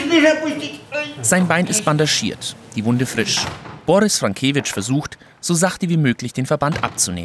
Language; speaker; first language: German; native; German